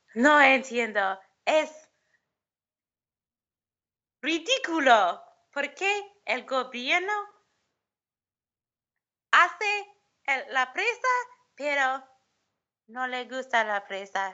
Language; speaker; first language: Spanish; non-native, learner; English